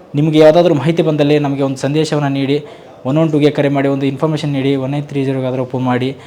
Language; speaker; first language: Kannada; native; Kannada